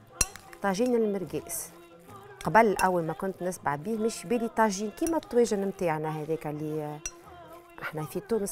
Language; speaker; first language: Arabic; native; Arabic